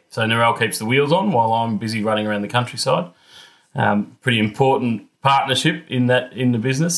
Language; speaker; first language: English; native; English